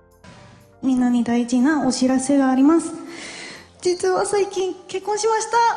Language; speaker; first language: Japanese; non-native, learner; English